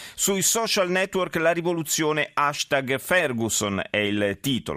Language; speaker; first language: Italian; native; Italian